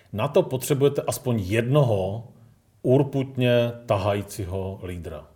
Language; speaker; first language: Czech; early bilingual, other home language; Greek